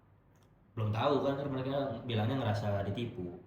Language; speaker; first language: Indonesian; native; Indonesian